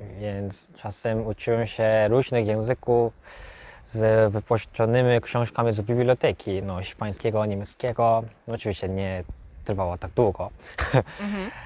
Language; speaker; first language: Polish; non-native, learner; Korean